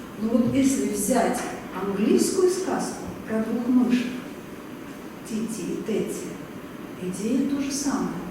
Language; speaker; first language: Russian; native; Russian